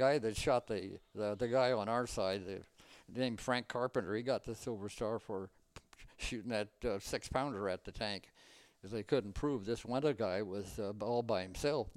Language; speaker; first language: English; native; English